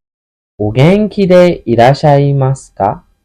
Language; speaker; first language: Japanese; non-native, fluent; Burmese